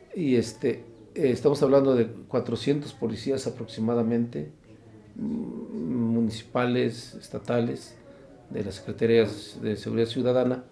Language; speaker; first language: Spanish; native; Spanish